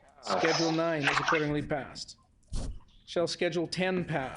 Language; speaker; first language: English; native; English